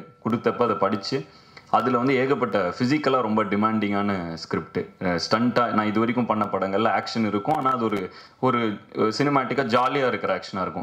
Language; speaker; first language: Tamil; native; Tamil